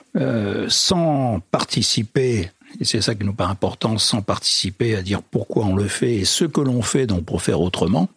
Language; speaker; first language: French; native; French